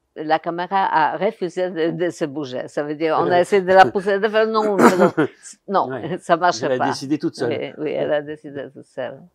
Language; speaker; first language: French; non-native, fluent; Polish